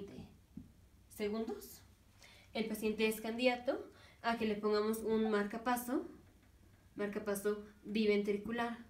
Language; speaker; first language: Spanish; native; Spanish